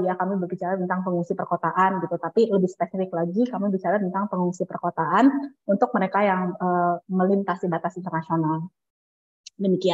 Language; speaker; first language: Indonesian; native; Indonesian